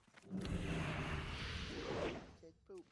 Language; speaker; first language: English; native; English